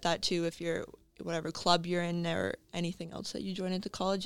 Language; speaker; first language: English; native; English